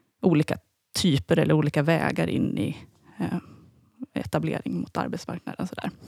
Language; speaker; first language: Swedish; native; Swedish